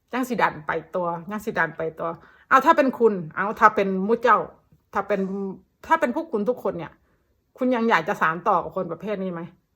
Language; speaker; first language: Thai; native; Thai